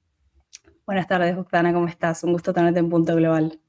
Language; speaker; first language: Spanish; native; Spanish